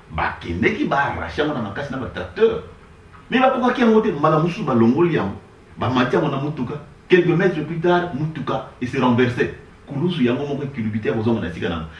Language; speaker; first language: Lingala; non-native, local second language; Kongo